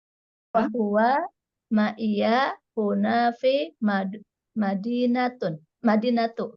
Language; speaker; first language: Arabic; non-native, learner; Indonesian